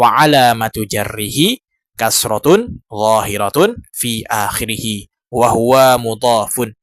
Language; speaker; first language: Arabic; non-native, fluent; Indonesian